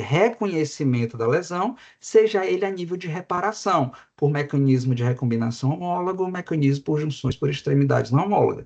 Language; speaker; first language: Portuguese; native; Portuguese